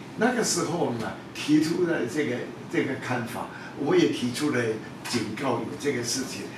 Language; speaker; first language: Chinese; non-native, local second language; Hakka Chinese